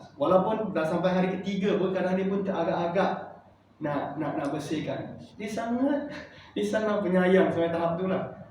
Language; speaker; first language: Malay; non-native, local second language; Chinese